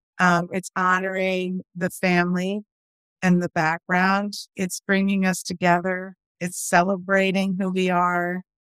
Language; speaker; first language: English; early bilingual, other home language; Spanish